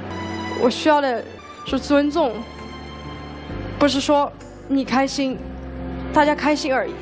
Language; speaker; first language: Chinese; native; Chinese